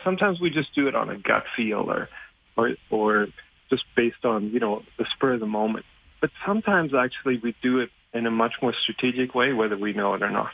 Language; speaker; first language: English; non-native, fluent; German